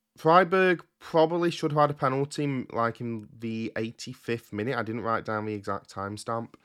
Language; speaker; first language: English; native; English